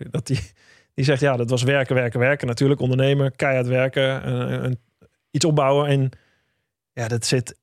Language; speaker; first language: Dutch; native; Dutch